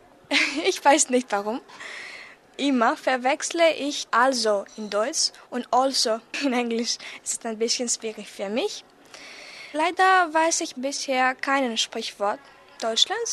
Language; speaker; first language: German; non-native, learner; Greek